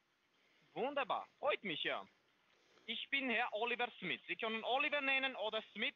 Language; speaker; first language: German; non-native, fluent; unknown